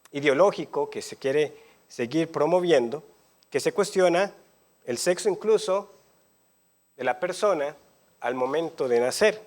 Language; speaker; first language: Spanish; native; Spanish